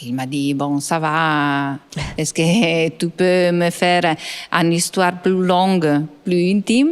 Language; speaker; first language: French; non-native, fluent; Italian